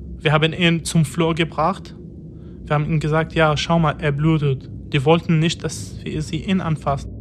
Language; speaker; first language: German; non-native, fluent; Arabic